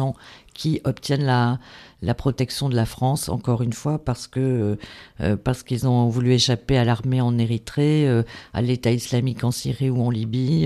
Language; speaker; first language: French; native; French